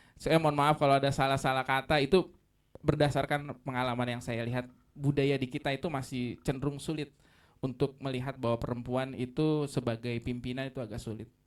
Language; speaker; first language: Indonesian; native; Indonesian